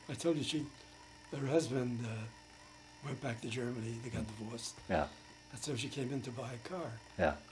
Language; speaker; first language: English; native; English